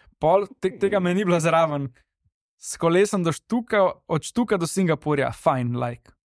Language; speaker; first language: Slovenian; non-native, local second language; Serbian